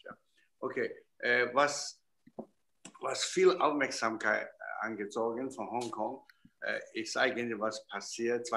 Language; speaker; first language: German; non-native, fluent; Chinese